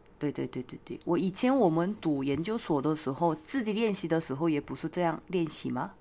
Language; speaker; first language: Chinese; non-native, fluent; Korean